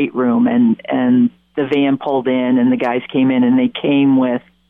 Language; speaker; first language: English; native; English